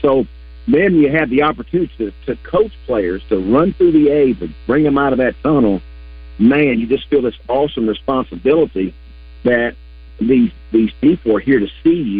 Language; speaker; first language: English; native; English